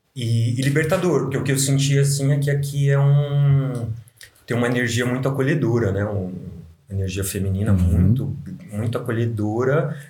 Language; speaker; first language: Portuguese; native; Portuguese